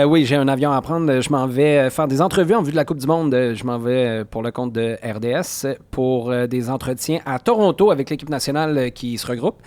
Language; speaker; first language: French; native; French